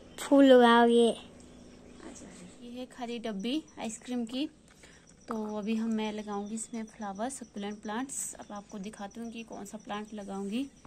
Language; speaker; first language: Hindi; native; Hindi